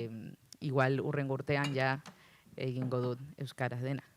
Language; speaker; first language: Basque; non-native, learner; Spanish